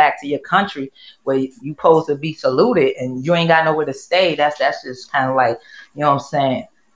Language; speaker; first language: English; native; English